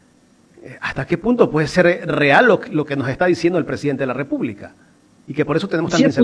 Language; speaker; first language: Spanish; native; Spanish